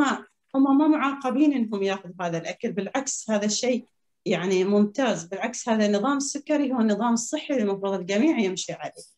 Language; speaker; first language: Arabic; native; Arabic